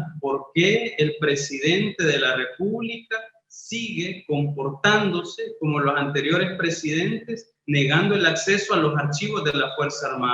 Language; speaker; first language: Spanish; native; Spanish